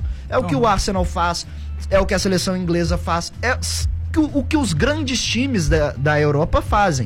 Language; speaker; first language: Portuguese; native; Portuguese